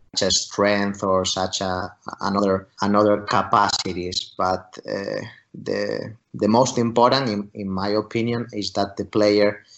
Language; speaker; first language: English; non-native, fluent; Spanish